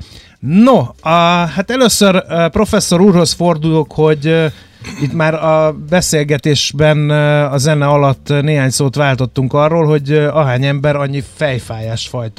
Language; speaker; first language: Hungarian; native; Hungarian